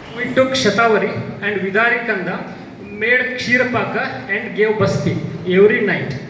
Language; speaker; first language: English; non-native, local second language; Kannada